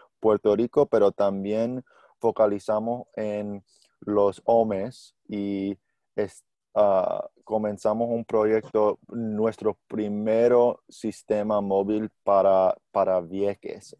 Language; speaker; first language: Spanish; non-native, learner; English